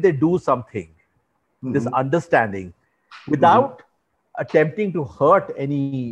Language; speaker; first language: English; non-native, local second language; Hindi